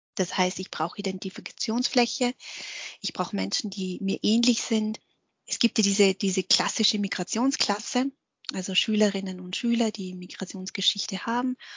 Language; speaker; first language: German; early bilingual, other home language; Vietnamese